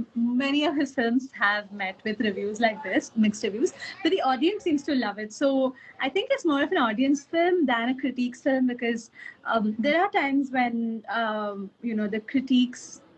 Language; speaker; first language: English; non-native, local second language; Kannada